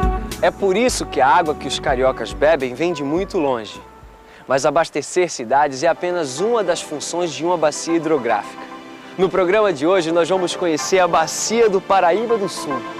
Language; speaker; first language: Portuguese; native; Portuguese